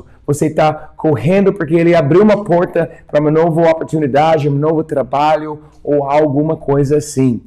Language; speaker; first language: Portuguese; non-native, fluent; English